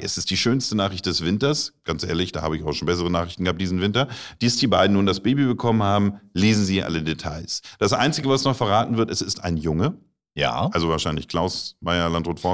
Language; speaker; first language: German; native; German